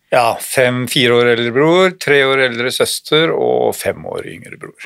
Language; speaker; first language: Norwegian; native; Norwegian